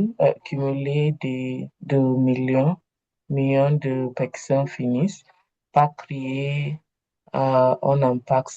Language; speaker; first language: French; non-native, learner; Igbo